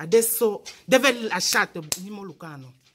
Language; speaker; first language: Italian; non-native, learner; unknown